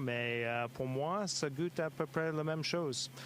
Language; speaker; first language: French; non-native, local second language; English